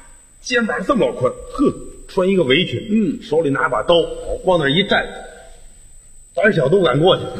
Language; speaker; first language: Chinese; native; Chinese